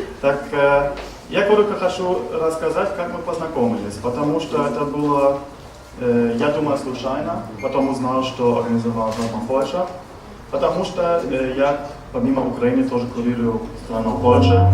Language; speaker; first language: Russian; non-native, learner; German